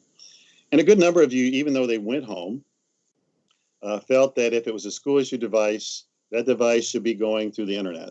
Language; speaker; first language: English; native; English